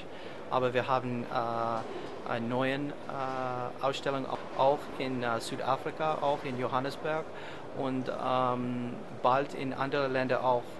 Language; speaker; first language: German; non-native, learner; English